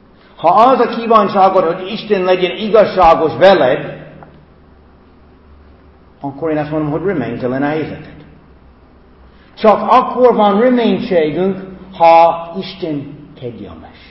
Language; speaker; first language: Hungarian; non-native, fluent; English